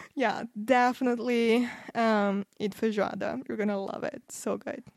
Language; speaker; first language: English; non-native, fluent; Portuguese